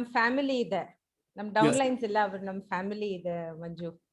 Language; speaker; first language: Kannada; non-native, fluent; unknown